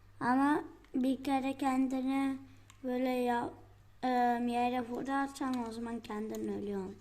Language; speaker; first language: Turkish; early bilingual, heritage; Turkish